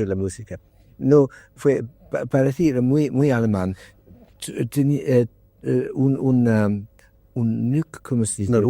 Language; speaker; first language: Spanish; non-native, learner; English